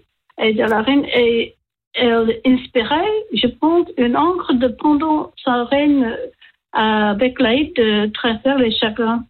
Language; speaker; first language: French; non-native, learner; English